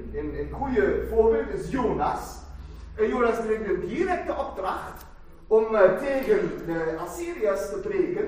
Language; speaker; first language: Dutch; non-native, fluent; German